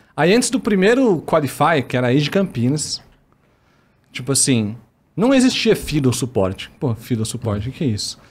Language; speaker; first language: Portuguese; native; Portuguese